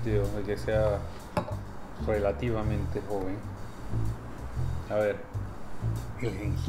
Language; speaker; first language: Spanish; native; Spanish